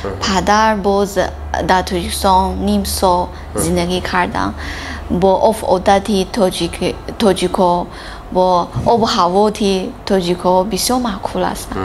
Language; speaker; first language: Persian; non-native, learner; Chinese